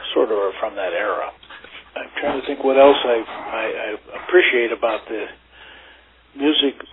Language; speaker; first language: English; native; English